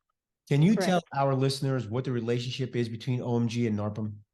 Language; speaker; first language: English; native; English